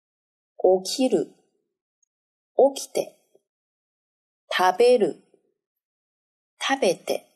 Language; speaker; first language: Japanese; non-native, learner; Chinese